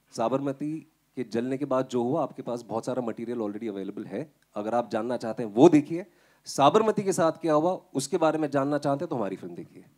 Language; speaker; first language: Hindi; native; Hindi